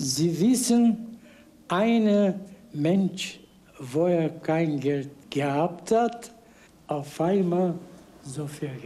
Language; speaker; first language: German; non-native, learner; Bulgarian